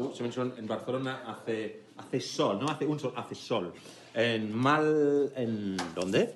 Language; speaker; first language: Spanish; non-native, fluent; English